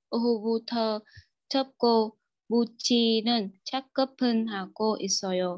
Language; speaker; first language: Korean; non-native, learner; Vietnamese